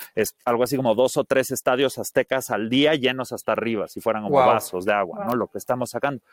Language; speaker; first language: Spanish; early bilingual, heritage; Spanish